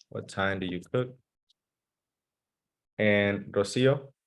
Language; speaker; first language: English; early bilingual, other home language; Spanish